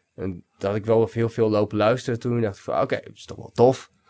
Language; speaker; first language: Dutch; early bilingual, other home language; Bulgarian